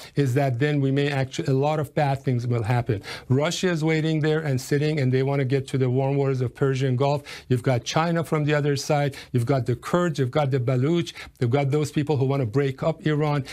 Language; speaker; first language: English; non-native, fluent; Persian